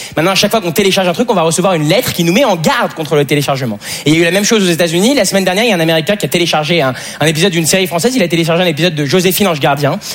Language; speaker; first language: French; native; French